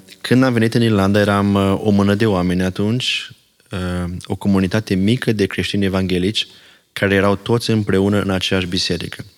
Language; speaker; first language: Romanian; non-native, local second language; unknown